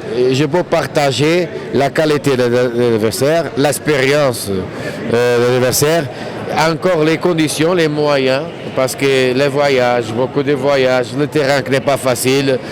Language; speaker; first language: French; non-native, fluent; Portuguese